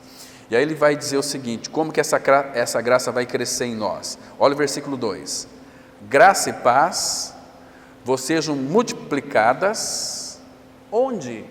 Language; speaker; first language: Portuguese; native; Portuguese